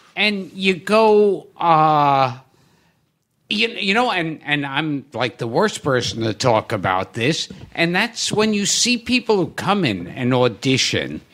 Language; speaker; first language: English; native; English